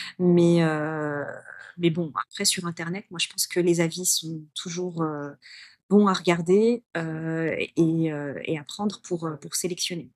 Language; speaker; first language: French; early bilingual, other home language; Arabic